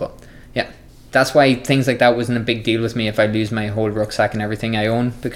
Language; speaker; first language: English; native; English